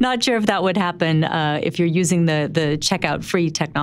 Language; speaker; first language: English; native; English